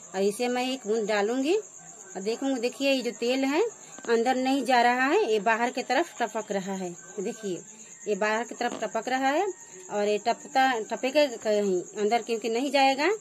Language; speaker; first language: Hindi; native; Hindi